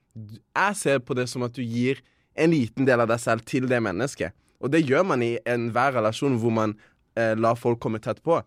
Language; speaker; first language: Norwegian; native; Norwegian